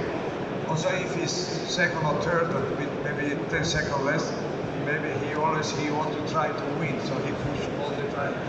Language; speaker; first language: English; non-native, learner; Italian